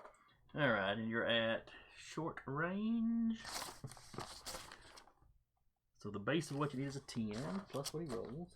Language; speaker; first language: English; native; English